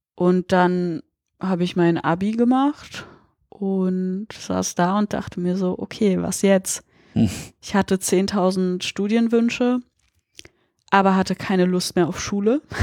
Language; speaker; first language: German; early bilingual, other home language; Polish